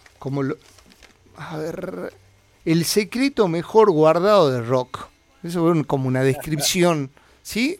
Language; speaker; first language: Spanish; native; Spanish